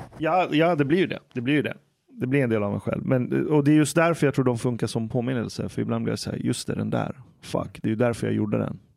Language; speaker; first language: Swedish; native; Swedish